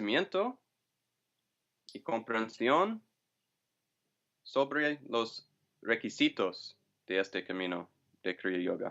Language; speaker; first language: Spanish; non-native, fluent; English